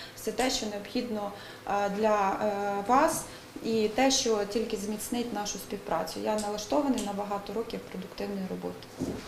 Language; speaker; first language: Ukrainian; native; Ukrainian